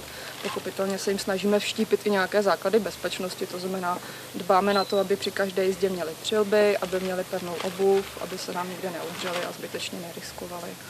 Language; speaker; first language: Czech; native; Czech